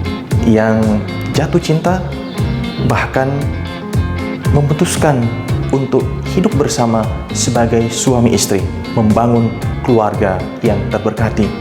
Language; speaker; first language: Indonesian; native; Indonesian